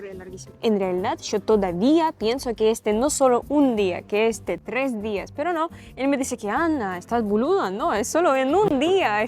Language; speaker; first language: Spanish; non-native, learner; Russian